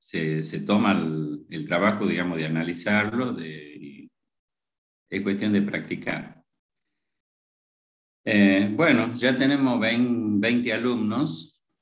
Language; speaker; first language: Spanish; native; Spanish